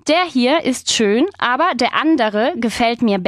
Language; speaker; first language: German; non-native, fluent; Spanish